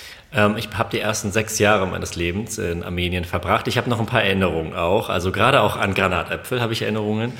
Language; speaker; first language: German; early bilingual, other home language; Armenian